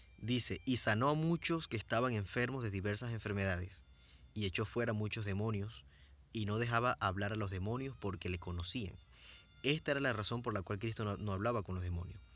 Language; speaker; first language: Spanish; native; Spanish